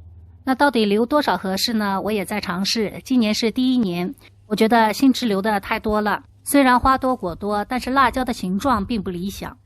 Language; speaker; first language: Chinese; native; Chinese